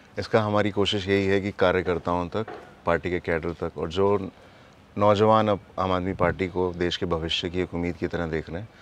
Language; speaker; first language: Hindi; native; Hindi